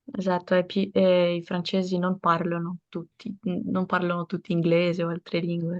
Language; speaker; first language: Italian; non-native, fluent; Macedonian